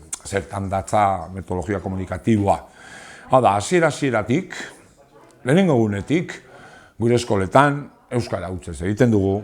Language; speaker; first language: Basque; non-native, local second language; Spanish